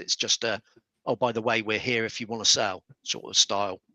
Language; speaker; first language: English; native; English